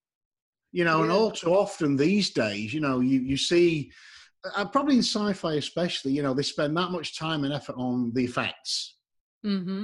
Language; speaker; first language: English; native; English